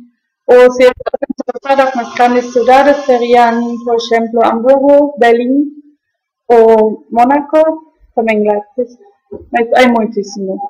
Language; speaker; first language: Galician; non-native, learner; German